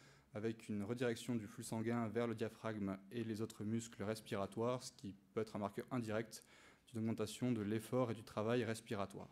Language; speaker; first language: French; native; French